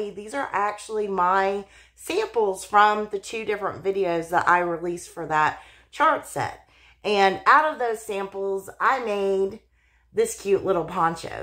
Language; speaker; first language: English; native; English